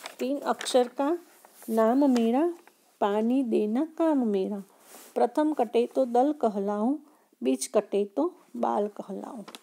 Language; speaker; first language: Hindi; non-native, local second language; Gujarati